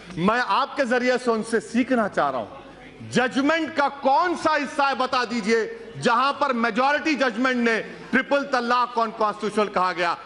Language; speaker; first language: Urdu; native; Urdu